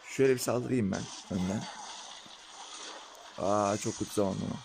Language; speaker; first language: Turkish; native; Turkish